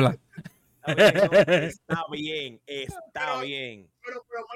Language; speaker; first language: Spanish; native; Spanish